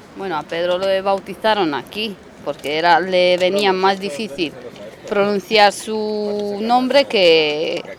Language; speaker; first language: Spanish; non-native, fluent; Romanian